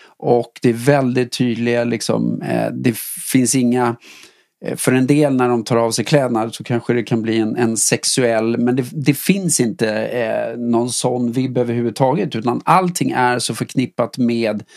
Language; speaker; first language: Swedish; native; Swedish